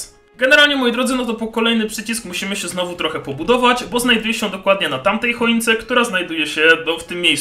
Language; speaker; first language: Polish; native; Polish